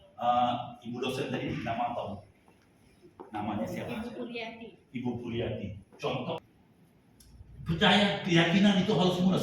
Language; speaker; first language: Indonesian; non-native, fluent; Tamil